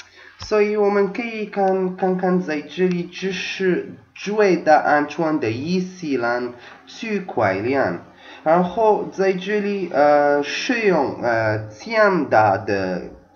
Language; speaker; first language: Chinese; non-native, learner; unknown